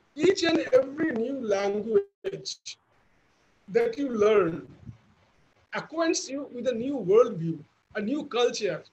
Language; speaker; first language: English; non-native, local second language; Bangla